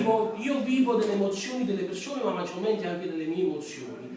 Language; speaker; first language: Italian; native; Italian